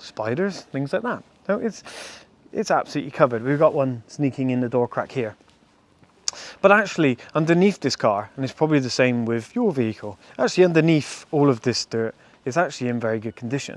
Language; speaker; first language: English; native; English